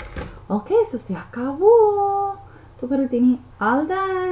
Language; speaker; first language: Spanish; non-native, learner; English